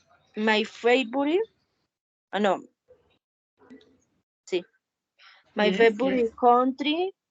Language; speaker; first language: English; non-native, learner; Spanish